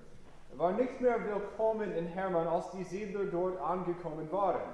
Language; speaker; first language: German; non-native, fluent; English